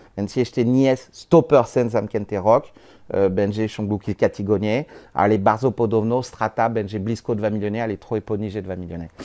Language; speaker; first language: Polish; non-native, learner; French